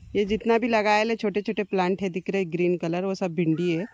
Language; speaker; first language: Hindi; native; Hindi